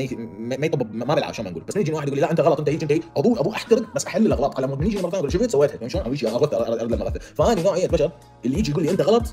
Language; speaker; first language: Arabic; native; Arabic